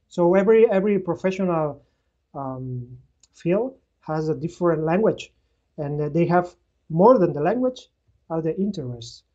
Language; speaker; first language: English; non-native, fluent; Spanish